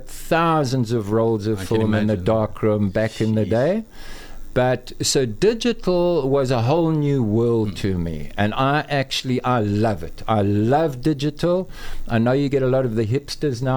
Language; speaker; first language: English; native; English